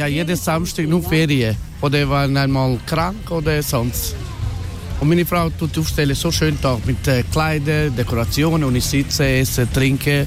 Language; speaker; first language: German; non-native, learner; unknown